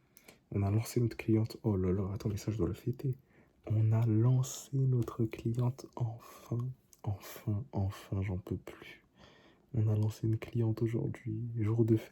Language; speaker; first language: French; native; French